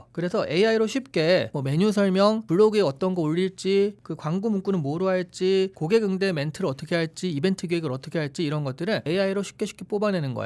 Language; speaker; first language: Korean; native; Korean